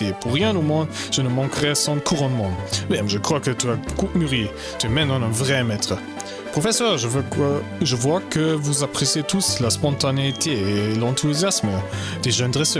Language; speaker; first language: French; non-native, learner; German